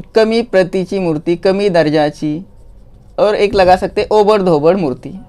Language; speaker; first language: Hindi; non-native, local second language; Marathi